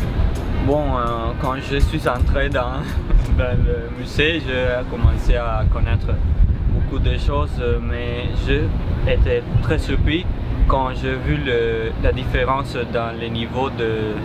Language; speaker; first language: French; non-native, learner; Spanish